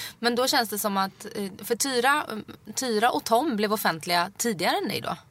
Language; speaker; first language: Swedish; native; Swedish